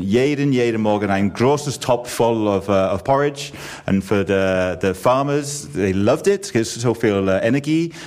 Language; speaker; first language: German; non-native, learner; English